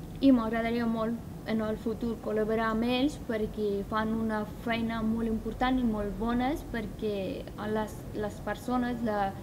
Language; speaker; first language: Catalan; non-native, learner; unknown